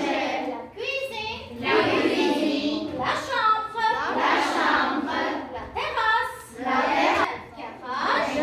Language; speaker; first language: French; non-native, learner; Armenian